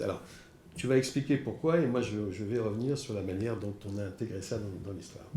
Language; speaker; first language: French; native; French